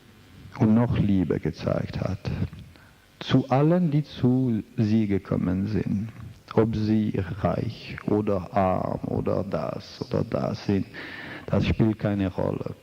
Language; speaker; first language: German; non-native, fluent; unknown